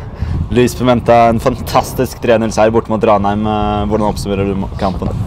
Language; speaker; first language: Norwegian; native; Norwegian